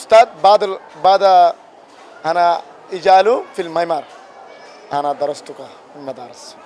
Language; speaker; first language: Arabic; non-native, learner; Rohingya